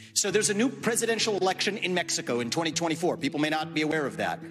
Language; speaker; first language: English; native; English